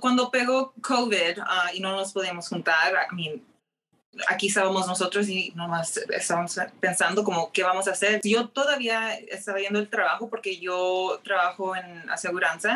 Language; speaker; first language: Spanish; early bilingual, heritage; Spanish